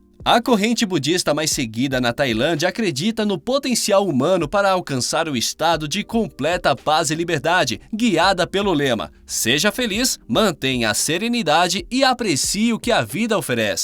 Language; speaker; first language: Portuguese; native; Portuguese